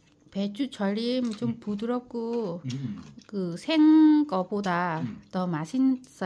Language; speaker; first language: Korean; non-native, learner; Vietnamese